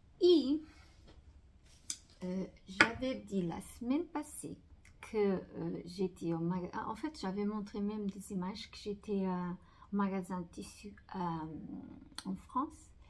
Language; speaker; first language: French; non-native, fluent; Portuguese